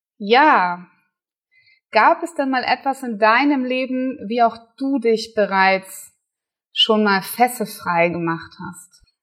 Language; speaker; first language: German; native; German